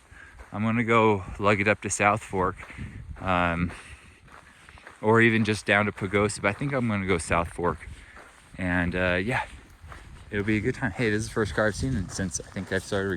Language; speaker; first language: English; native; English